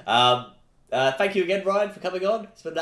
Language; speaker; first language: English; native; English